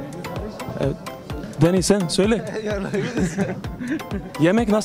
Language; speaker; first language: Turkish; non-native, learner; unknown